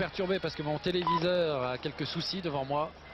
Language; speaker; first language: French; native; French